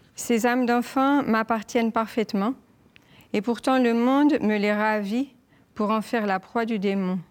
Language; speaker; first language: French; native; French